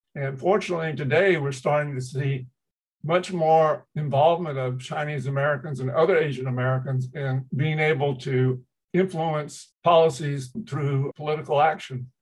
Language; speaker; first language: English; early bilingual, other home language; Chinese